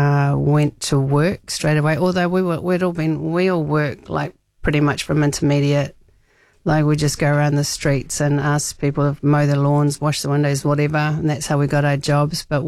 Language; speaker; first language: English; native; English